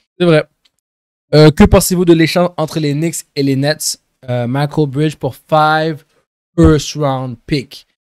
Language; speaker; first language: French; native; French